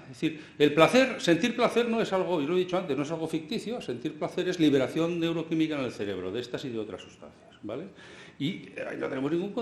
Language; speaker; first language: Spanish; native; Spanish